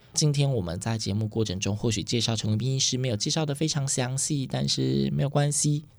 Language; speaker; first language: Chinese; native; Chinese